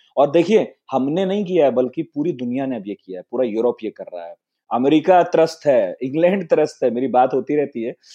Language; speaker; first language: Hindi; native; Hindi